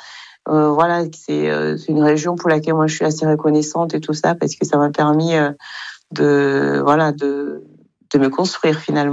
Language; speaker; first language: French; non-native, local second language; Kinyarwanda